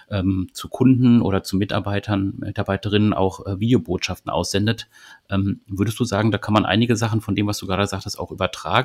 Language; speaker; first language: German; native; German